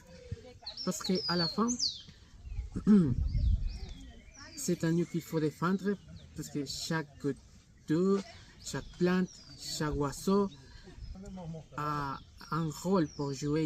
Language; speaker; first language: French; non-native, learner; Spanish